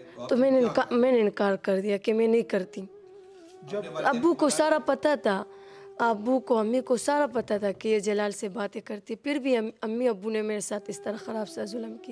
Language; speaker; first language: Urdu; non-native, local second language; Pashto